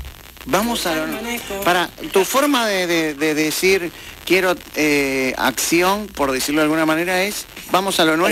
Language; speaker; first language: Spanish; native; Spanish